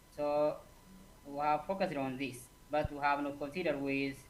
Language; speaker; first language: English; non-native, local second language; Amharic